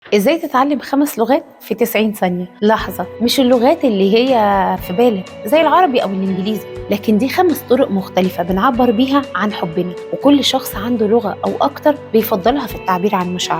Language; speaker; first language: Arabic; native; Arabic